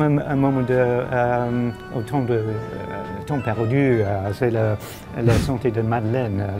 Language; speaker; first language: French; non-native, fluent; English